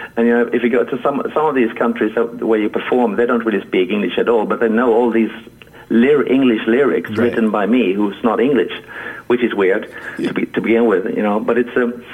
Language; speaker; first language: English; non-native, fluent; Swedish